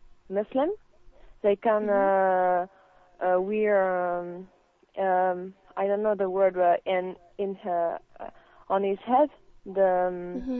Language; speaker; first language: English; non-native, learner; French